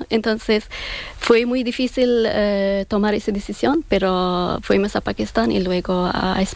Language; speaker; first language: Spanish; non-native, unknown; Persian